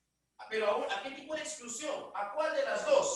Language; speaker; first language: Spanish; native; Spanish